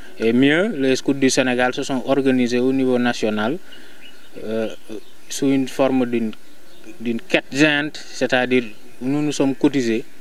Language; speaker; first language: French; non-native, local second language; Serer